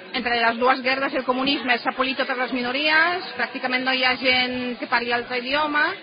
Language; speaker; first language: Catalan; non-native, fluent; Polish